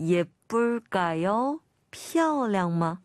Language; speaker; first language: Korean; non-native, learner; Chinese